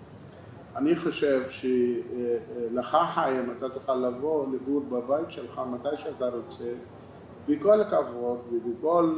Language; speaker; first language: Hebrew; non-native, local second language; Arabic